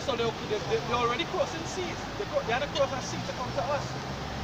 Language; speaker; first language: English; native; English